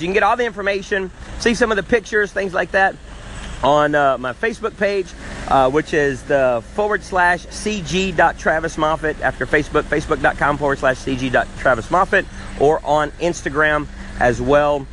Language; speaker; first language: English; native; English